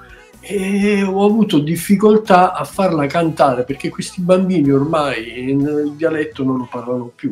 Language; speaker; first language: Italian; native; Italian